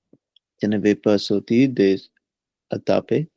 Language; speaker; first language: French; non-native, learner; Punjabi